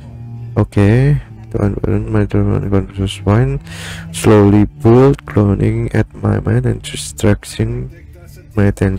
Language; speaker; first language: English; non-native, learner; Indonesian